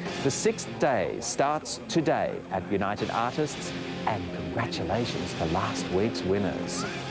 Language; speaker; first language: English; native; English